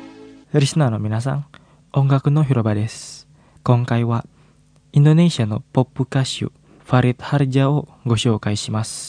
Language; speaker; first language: Japanese; non-native, fluent; Indonesian